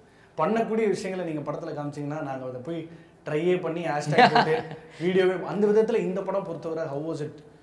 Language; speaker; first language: Tamil; native; Tamil